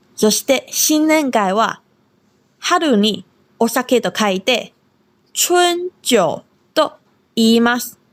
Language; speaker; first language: Japanese; non-native, fluent; Chinese